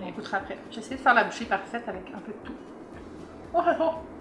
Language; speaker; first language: French; native; French